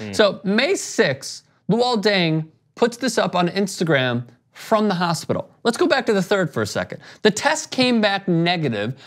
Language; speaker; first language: English; native; English